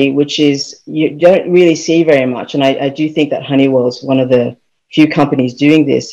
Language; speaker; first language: English; native; English